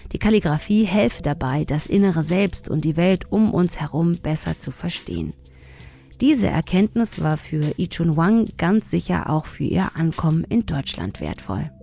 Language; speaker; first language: German; early bilingual, other home language; Tigrinya